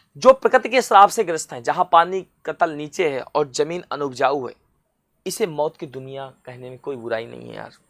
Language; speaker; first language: Hindi; native; Hindi